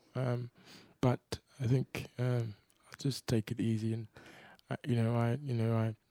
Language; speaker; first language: English; native; English